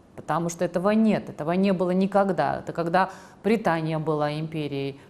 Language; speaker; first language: Russian; non-native, local second language; Georgian